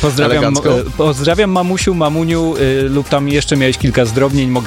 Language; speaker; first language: Polish; native; Polish